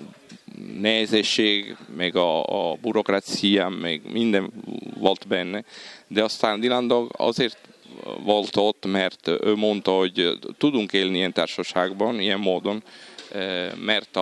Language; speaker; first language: Hungarian; non-native, fluent; Italian